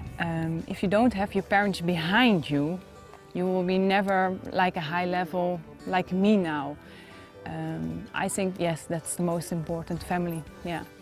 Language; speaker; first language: English; non-native, fluent; Dutch